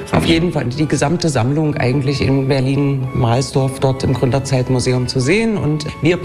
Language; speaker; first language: German; native; German